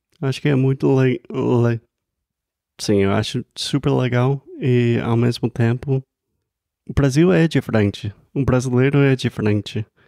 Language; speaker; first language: Portuguese; non-native, fluent; English